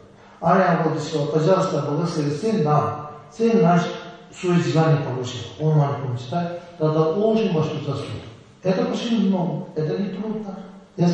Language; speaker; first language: Russian; non-native, learner; Tibetan